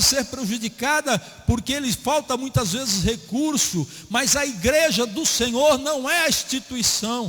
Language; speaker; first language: Portuguese; native; Portuguese